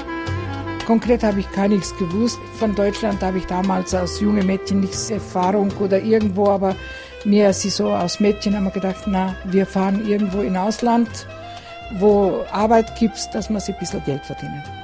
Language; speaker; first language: German; non-native, learner; Macedonian